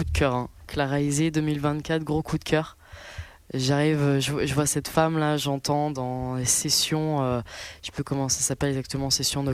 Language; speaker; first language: French; native; French